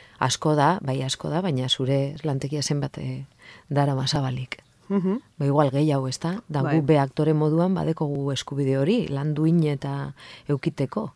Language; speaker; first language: Basque; non-native, local second language; Spanish